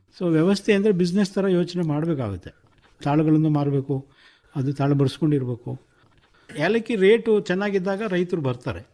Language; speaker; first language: Kannada; native; Kannada